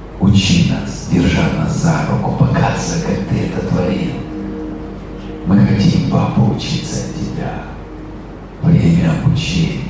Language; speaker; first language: Russian; native; Russian